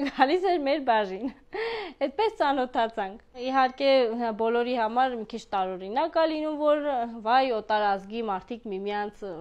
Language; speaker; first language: Armenian; native; Armenian